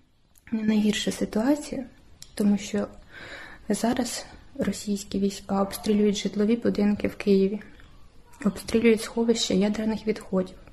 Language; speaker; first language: Ukrainian; native; Ukrainian